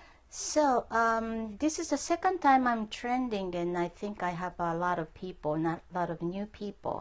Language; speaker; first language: English; non-native, fluent; Japanese